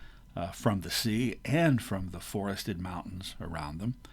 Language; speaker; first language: English; native; English